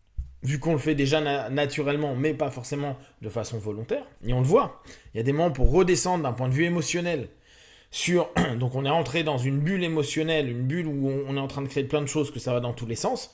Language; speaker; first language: French; native; French